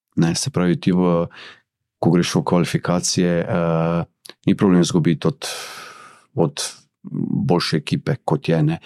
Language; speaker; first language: Slovenian; early bilingual, other home language; Bosnian